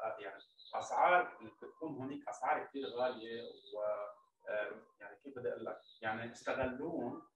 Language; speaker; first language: Arabic; native; Arabic